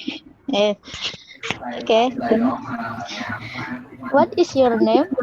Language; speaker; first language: English; non-native, learner; Indonesian